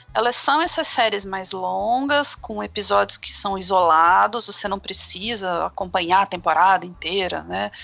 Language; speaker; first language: Portuguese; native; Portuguese